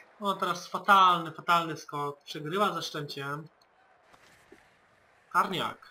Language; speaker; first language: Polish; native; Polish